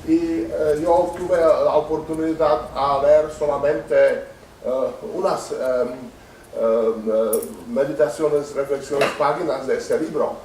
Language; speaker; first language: Spanish; non-native, learner; Czech